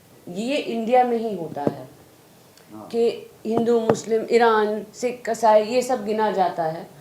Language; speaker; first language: Hindi; native; Hindi